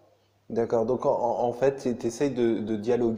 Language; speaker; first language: French; native; French